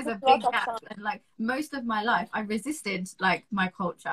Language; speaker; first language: English; native; English